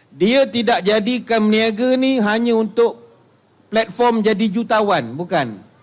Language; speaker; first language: Malay; native; Malay